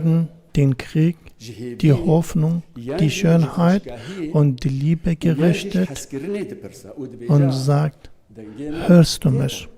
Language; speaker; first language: German; non-native, fluent; Kurdish